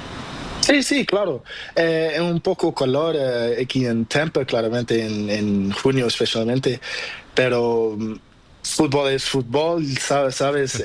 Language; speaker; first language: Spanish; non-native, learner; Portuguese